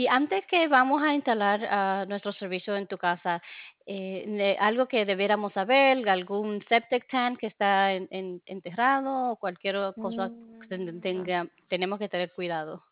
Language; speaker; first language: Spanish; early bilingual, other home language; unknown